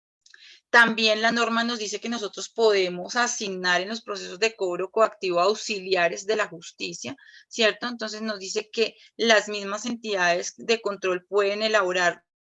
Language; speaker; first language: Spanish; native; Spanish